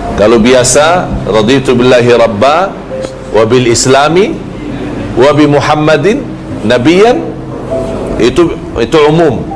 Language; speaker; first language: Malay; non-native, fluent; Arabic